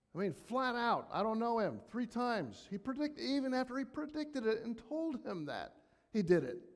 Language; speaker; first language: English; native; English